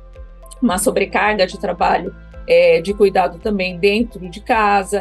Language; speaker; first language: Portuguese; native; Portuguese